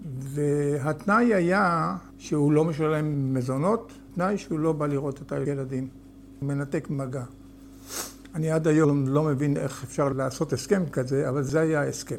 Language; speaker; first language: Hebrew; native; Hebrew